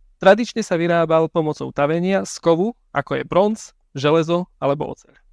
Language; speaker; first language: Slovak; native; Slovak